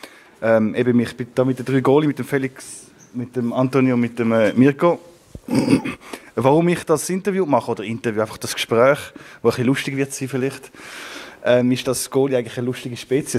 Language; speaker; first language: German; non-native, local second language; French